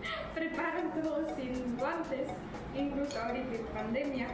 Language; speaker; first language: Spanish; non-native, fluent; Russian